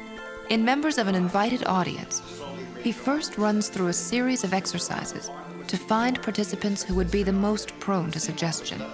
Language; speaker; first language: English; native; English